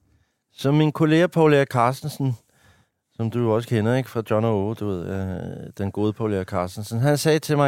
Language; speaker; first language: Danish; native; Danish